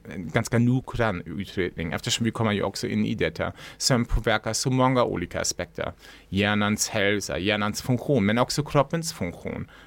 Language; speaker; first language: Swedish; non-native, fluent; German